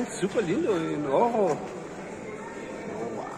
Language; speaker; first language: Spanish; non-native, learner; German